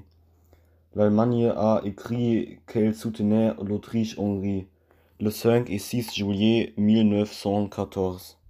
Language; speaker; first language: French; non-native, learner; German